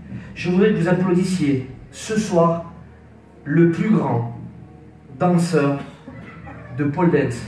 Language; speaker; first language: French; native; French